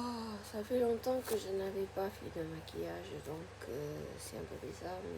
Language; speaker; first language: French; non-native, fluent; Japanese